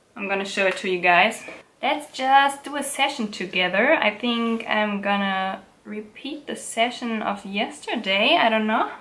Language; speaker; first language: English; non-native, fluent; German